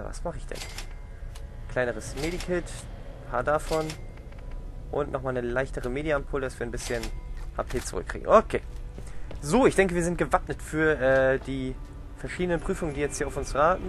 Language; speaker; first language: German; native; German